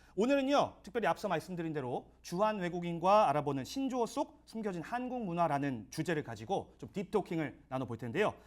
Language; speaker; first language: Korean; native; Korean